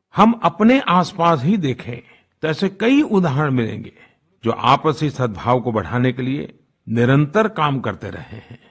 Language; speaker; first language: Hindi; non-native, local second language; Gujarati